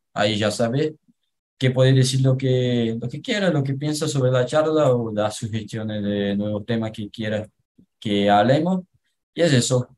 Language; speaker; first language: Spanish; non-native, learner; Portuguese